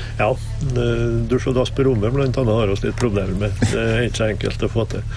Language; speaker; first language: Norwegian; native; Norwegian